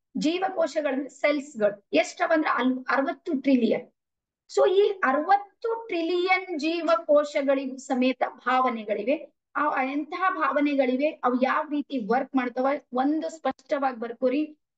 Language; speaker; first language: Kannada; native; Kannada